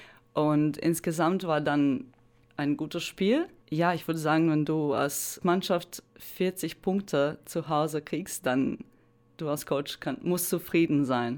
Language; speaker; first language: German; non-native, fluent; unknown